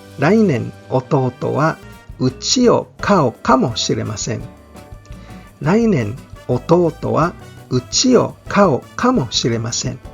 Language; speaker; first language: Japanese; non-native, fluent; Filipino